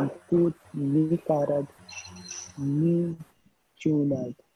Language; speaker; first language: Persian; non-native, learner; Urdu